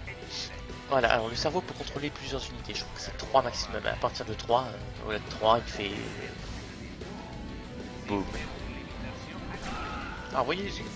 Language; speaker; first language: French; native; French